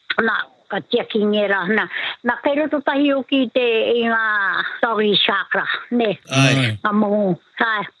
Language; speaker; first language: Māori; native; Māori